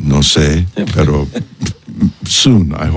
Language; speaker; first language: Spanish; non-native, learner; English